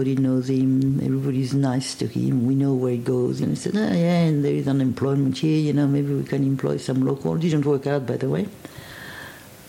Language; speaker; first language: English; non-native, fluent; French